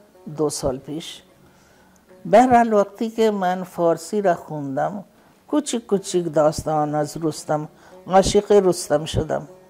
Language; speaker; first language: Persian; non-native, fluent; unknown